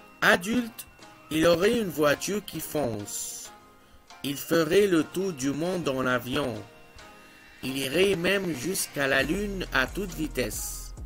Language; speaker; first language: French; non-native, fluent; Arabic